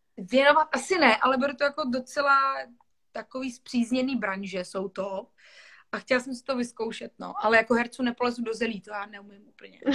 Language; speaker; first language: Czech; non-native, local second language; Polish